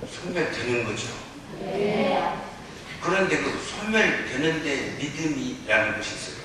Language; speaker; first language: Korean; native; Korean